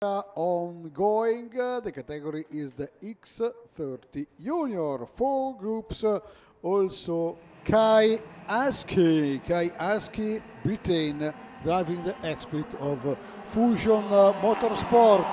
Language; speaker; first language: English; non-native, fluent; Italian